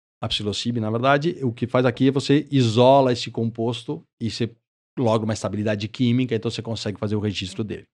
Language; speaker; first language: Portuguese; early bilingual, other home language; Spanish